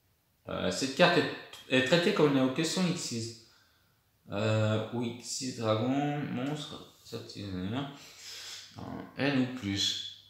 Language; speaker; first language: French; native; French